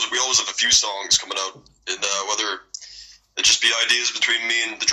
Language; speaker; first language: English; native; English